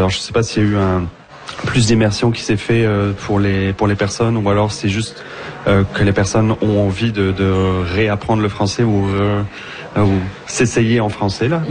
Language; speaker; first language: French; native; French